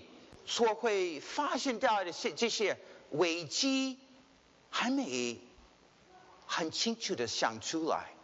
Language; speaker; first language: Chinese; early bilingual, heritage; Chinese